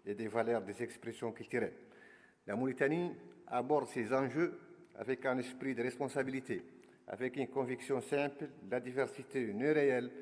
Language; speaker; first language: French; non-native, local second language; Arabic